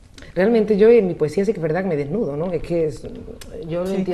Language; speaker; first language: Spanish; native; Spanish